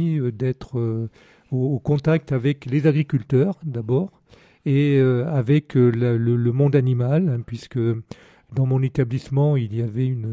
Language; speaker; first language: French; native; French